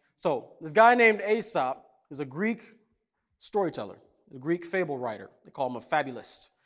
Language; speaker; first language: English; early bilingual, other home language; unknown